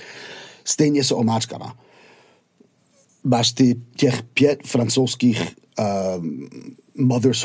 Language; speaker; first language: Czech; non-native, fluent; English